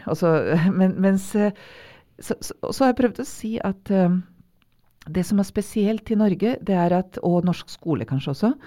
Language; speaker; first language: Norwegian; non-native, fluent; Serbian